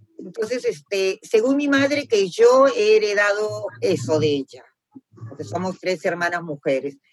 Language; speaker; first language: Spanish; native; Spanish